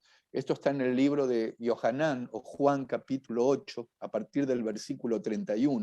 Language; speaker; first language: Spanish; native; Spanish